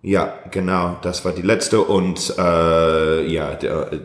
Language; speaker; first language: German; non-native, learner; English